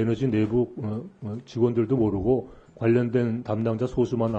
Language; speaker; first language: Korean; native; Korean